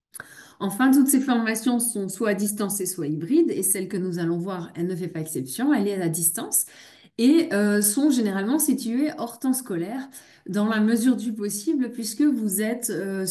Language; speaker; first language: French; native; French